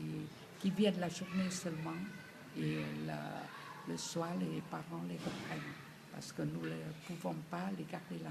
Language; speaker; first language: French; non-native, fluent; Vietnamese